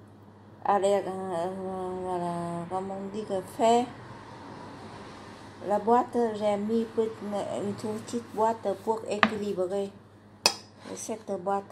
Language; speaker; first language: French; non-native, learner; Vietnamese